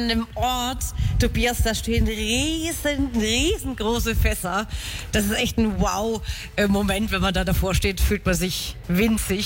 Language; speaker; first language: German; native; German